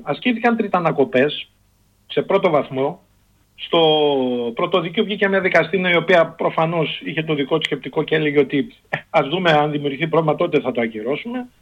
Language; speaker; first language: Greek; native; Greek